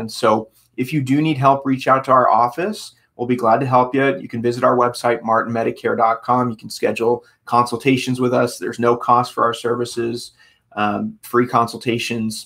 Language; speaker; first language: English; native; English